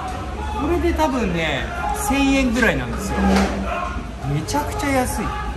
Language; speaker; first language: Japanese; native; Japanese